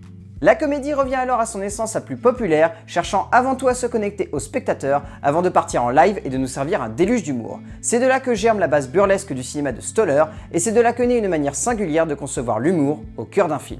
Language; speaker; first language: French; native; French